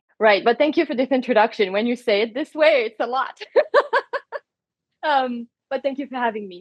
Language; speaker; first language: English; non-native, fluent; French